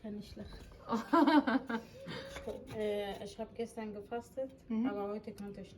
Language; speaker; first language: German; non-native, learner; Arabic